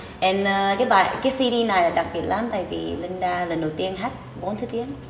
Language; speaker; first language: Vietnamese; early bilingual, heritage; Chinese